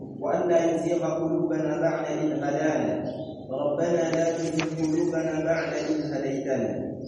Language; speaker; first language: Arabic; non-native, fluent; Rundi